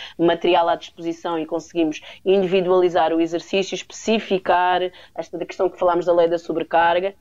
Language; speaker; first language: Portuguese; native; Portuguese